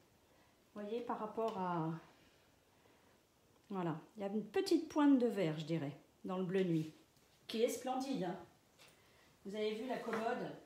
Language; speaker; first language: French; native; French